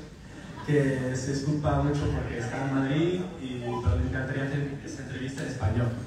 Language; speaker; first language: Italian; non-native, learner; Spanish